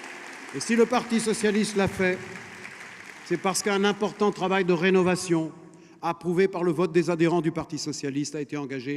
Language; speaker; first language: French; native; French